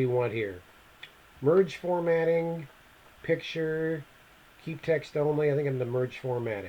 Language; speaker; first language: English; native; English